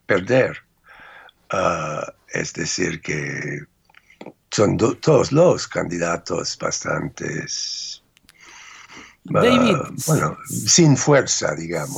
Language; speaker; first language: Spanish; non-native, fluent; English